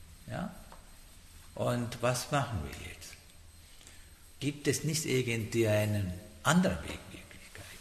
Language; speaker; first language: German; non-native, learner; Sinhala